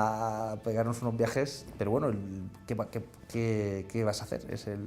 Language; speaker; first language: Spanish; native; Spanish